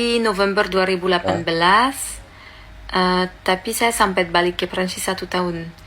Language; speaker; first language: Indonesian; non-native, fluent; French